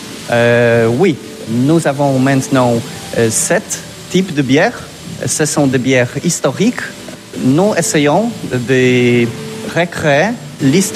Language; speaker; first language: French; non-native, learner; Polish